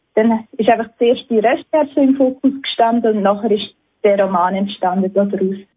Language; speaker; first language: German; native; German